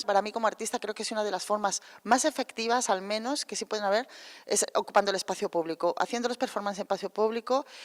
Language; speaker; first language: Spanish; native; Spanish